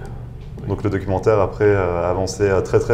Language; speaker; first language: French; native; French